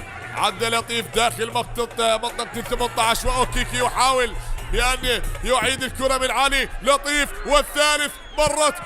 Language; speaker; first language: Arabic; native; Arabic